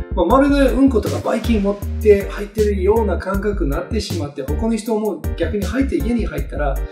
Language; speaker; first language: Japanese; non-native, fluent; English